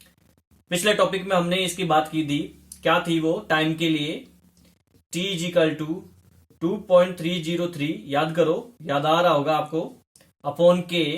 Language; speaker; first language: Hindi; native; Hindi